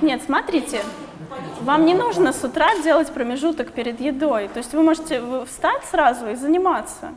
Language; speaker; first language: Russian; native; Russian